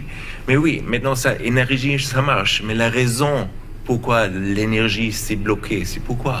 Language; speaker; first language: French; non-native, learner; German